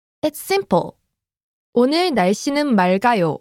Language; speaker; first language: Korean; native; Korean